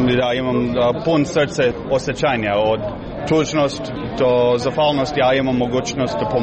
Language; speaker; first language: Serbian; non-native, learner; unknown